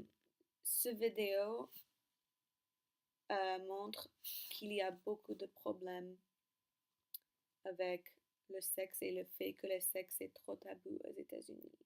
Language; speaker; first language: French; non-native, learner; English